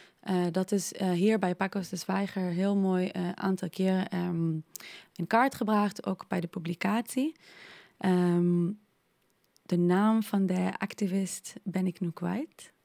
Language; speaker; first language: Dutch; non-native, fluent; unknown